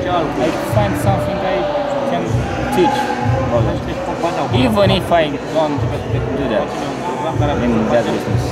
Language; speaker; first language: English; non-native, learner; Romanian